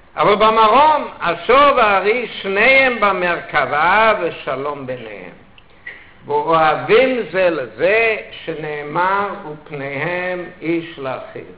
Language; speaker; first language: Hebrew; non-native, fluent; German